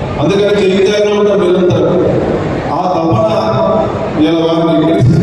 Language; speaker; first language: Telugu; native; Telugu